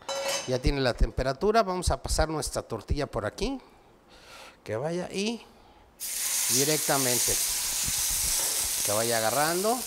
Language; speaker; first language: Spanish; native; Spanish